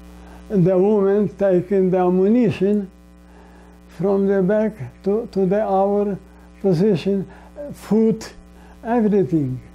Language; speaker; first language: English; non-native, learner; Polish